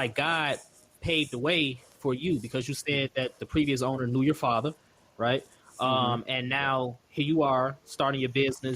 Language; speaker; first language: English; native; English